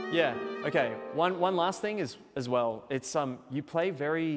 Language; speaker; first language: English; native; English